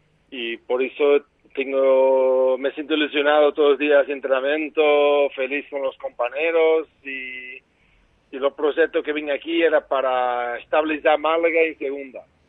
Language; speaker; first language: Spanish; non-native, fluent; Portuguese